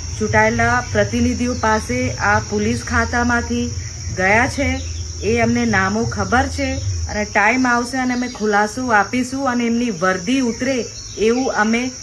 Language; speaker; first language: Gujarati; non-native, local second language; Rathawi